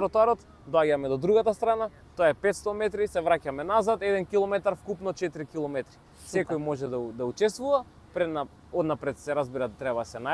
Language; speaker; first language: Macedonian; native; Macedonian